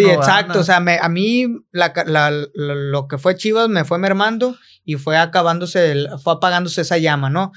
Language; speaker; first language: Spanish; native; Spanish